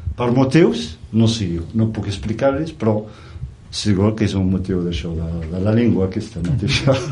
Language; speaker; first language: Catalan; non-native, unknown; Riffian